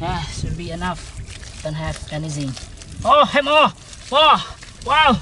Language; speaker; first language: English; non-native, learner; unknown